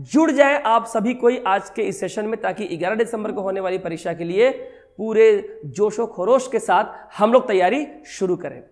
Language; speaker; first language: Hindi; native; Hindi